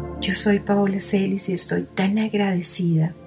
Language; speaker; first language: Spanish; native; Spanish